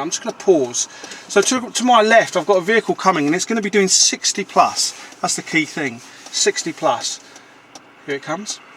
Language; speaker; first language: English; native; English